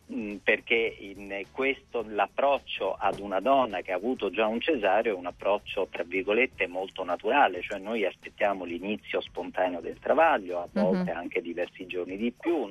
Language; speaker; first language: Italian; native; Italian